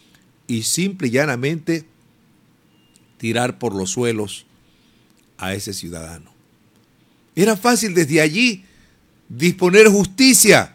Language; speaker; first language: Spanish; native; Spanish